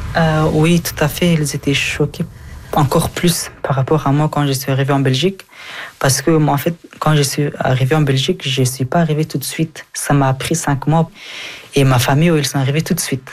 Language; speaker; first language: French; non-native, fluent; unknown